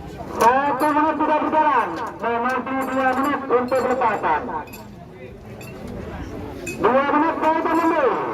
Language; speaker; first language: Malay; non-native, local second language; Madurese